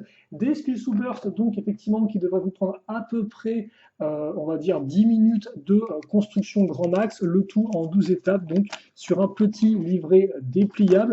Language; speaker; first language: French; native; French